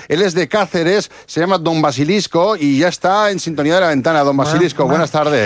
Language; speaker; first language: Spanish; native; Spanish